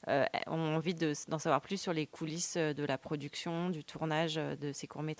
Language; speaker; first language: French; native; French